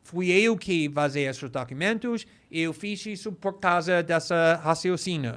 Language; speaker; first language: Portuguese; non-native, fluent; English